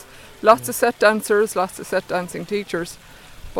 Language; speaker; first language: English; native; English